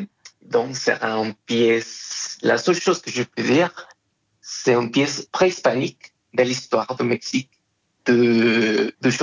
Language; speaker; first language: French; non-native, fluent; Spanish